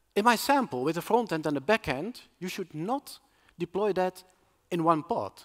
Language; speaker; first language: English; non-native, fluent; Dutch